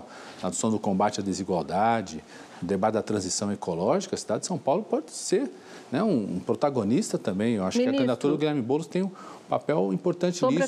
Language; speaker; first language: Portuguese; native; Portuguese